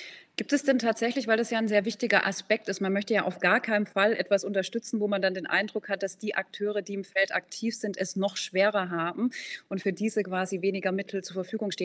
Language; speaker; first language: German; native; German